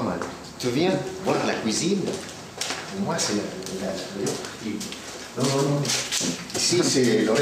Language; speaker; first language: French; non-native, learner; Spanish